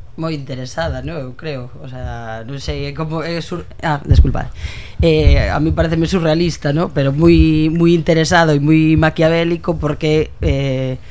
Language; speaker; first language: Galician; non-native, local second language; Spanish